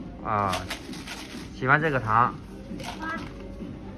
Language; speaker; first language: Chinese; native; Chinese